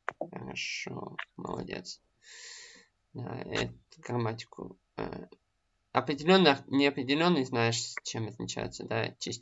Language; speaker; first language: Russian; native; Russian